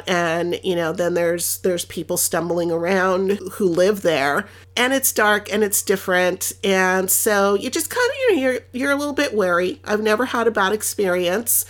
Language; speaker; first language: English; early bilingual, other home language; Spanish